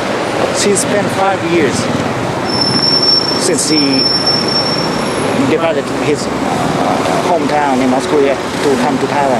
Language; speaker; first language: English; non-native, fluent; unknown